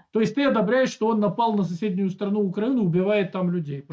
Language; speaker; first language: Russian; native; Russian